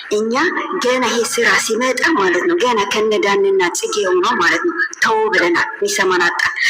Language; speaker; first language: Amharic; non-native, local second language; Tigrinya